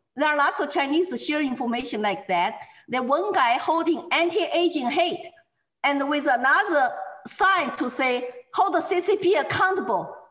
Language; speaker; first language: English; non-native, fluent; Chinese